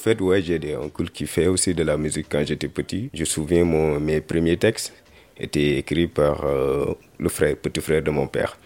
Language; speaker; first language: French; non-native, local second language; Wolof